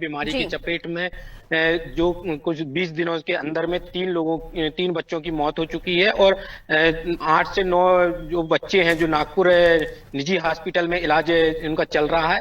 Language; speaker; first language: Hindi; native; Hindi